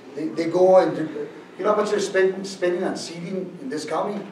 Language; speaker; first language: English; native; English